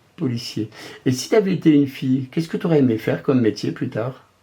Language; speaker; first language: French; native; French